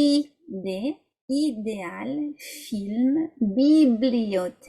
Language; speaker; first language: French; non-native, fluent; English